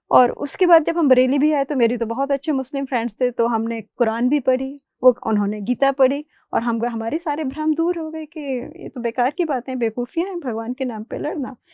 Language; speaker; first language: Hindi; native; Hindi